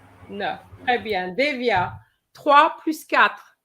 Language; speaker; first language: French; non-native, fluent; English